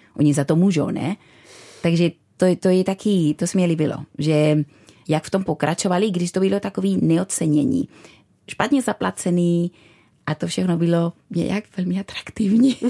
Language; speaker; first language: Czech; non-native, fluent; Spanish